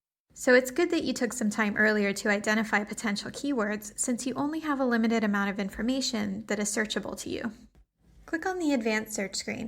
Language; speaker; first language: English; native; English